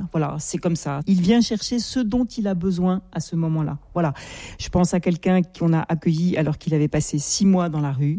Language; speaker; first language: French; native; French